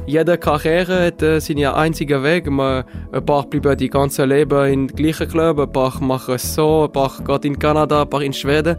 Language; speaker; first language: German; non-native, local second language; French